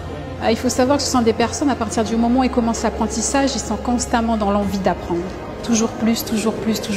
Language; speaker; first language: French; native; French